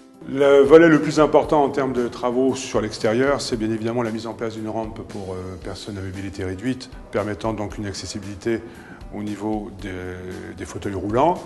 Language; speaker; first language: French; native; French